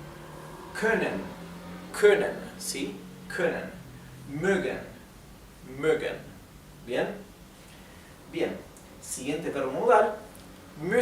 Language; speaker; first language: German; non-native, fluent; Spanish